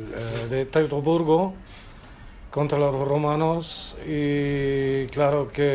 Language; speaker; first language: Spanish; non-native, fluent; German